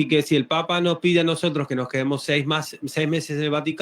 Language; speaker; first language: Spanish; native; Spanish